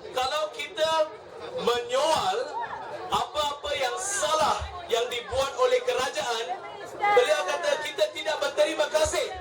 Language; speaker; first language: Malay; non-native, local second language; Tamil